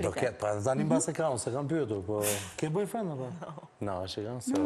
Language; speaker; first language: Albanian; native; Albanian